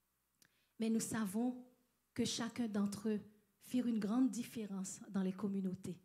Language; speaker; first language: French; native; French